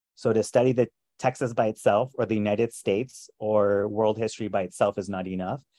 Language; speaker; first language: English; native; English